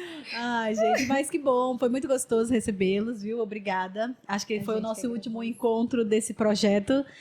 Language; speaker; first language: Portuguese; native; Portuguese